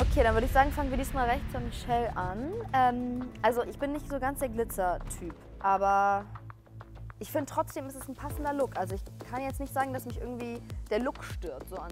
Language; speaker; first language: German; native; German